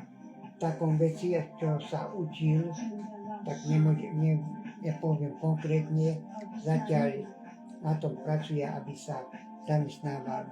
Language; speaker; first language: Slovak; non-native, local second language; Hungarian